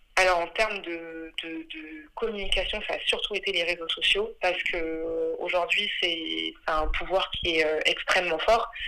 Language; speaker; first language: French; early bilingual, other home language; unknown